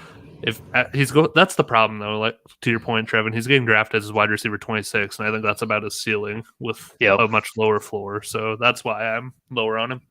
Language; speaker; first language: English; native; English